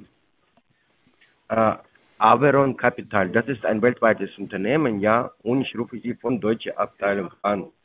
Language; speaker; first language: German; non-native, fluent; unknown